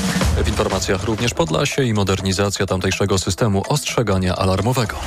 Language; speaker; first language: Polish; native; Polish